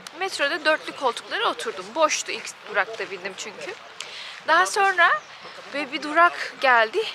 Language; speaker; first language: Turkish; native; Turkish